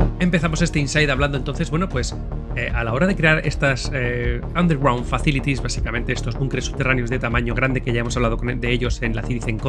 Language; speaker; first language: Spanish; native; Spanish